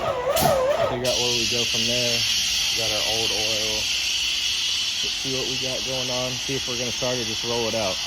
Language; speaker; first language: English; native; English